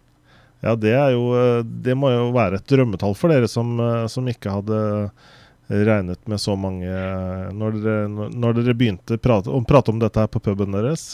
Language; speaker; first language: Norwegian; native; Norwegian